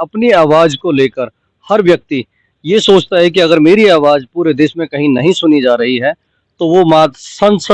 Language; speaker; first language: Hindi; native; Hindi